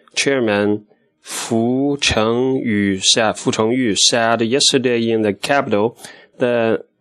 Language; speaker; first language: English; non-native, fluent; Chinese